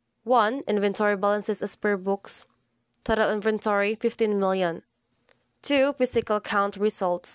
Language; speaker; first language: English; non-native, local second language; Cebuano